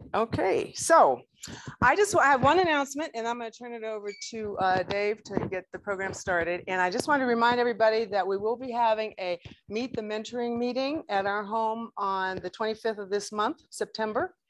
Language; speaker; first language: English; native; English